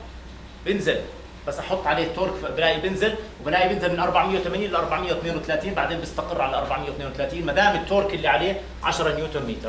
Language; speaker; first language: Arabic; native; Arabic